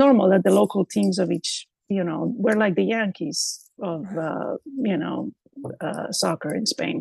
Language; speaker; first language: English; non-native, fluent; Spanish